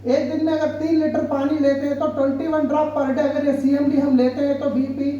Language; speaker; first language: Hindi; non-native, local second language; Telugu